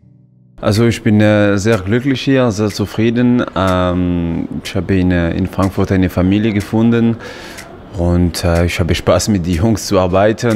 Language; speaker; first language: German; non-native, fluent; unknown